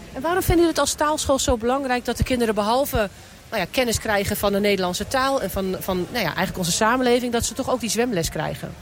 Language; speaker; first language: Dutch; native; Dutch